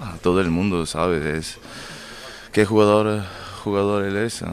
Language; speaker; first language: Spanish; non-native, learner; German